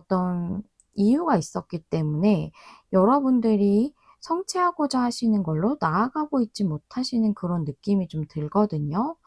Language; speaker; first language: Korean; native; Korean